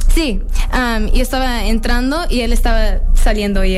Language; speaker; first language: Spanish; early bilingual, heritage; English